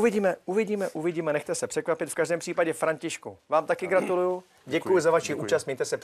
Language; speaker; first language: Czech; native; Czech